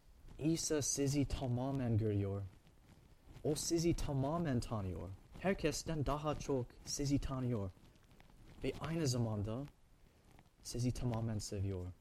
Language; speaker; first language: Turkish; non-native, fluent; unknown